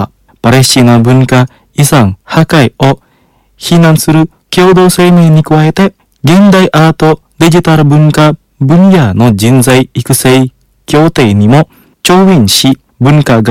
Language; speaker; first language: Japanese; non-native, fluent; Indonesian